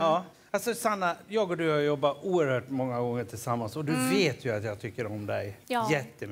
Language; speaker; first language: Swedish; native; Swedish